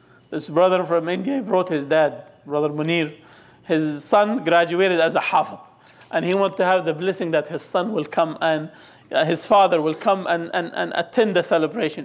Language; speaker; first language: English; non-native, fluent; Arabic